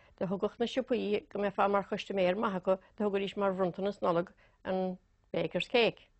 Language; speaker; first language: Irish; native; Irish